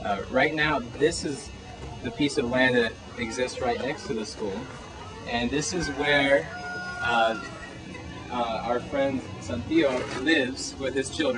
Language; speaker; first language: English; native; English